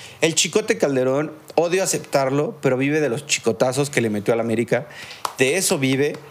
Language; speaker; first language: Spanish; native; Spanish